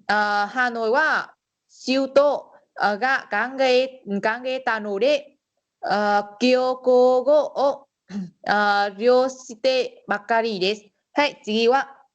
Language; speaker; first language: Japanese; non-native, learner; Vietnamese